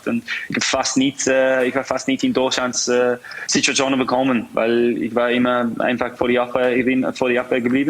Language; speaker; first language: German; non-native, fluent; English